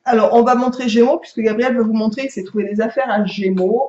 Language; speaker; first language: French; native; French